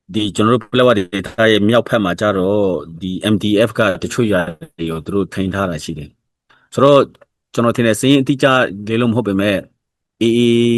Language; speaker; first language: Burmese; non-native, local second language; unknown